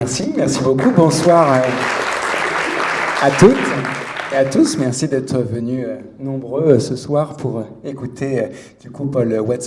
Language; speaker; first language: French; native; French